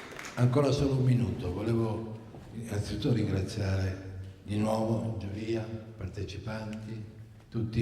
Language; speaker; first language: Italian; native; Italian